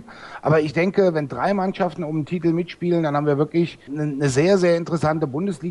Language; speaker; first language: German; native; German